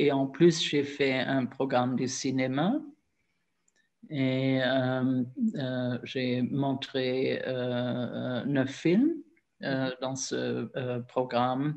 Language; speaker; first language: French; non-native, fluent; German